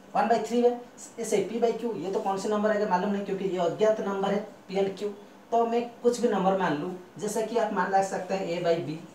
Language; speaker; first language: Hindi; non-native, local second language; Bangla